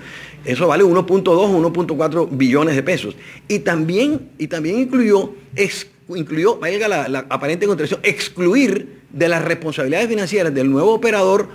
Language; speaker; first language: Spanish; native; Spanish